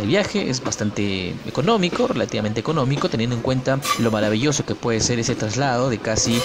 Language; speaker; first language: Spanish; native; Spanish